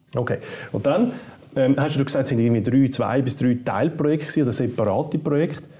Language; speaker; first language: German; native; German